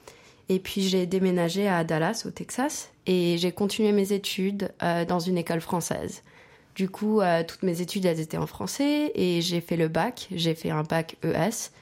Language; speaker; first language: French; non-native, fluent; Spanish